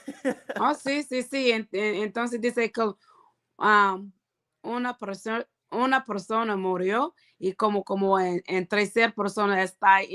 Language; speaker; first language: Spanish; non-native, learner; English